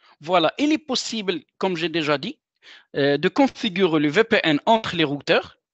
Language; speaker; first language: French; non-native, local second language; Arabic